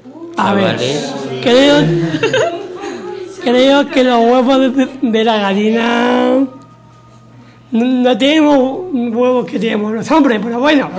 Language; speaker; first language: Spanish; native; Spanish